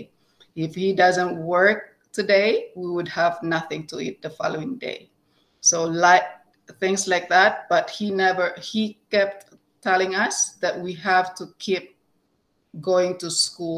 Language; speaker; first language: English; non-native, local second language; Cebuano